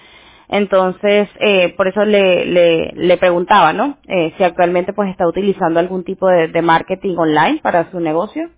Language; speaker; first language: Spanish; non-native, fluent; English